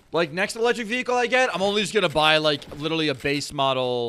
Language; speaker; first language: English; native; English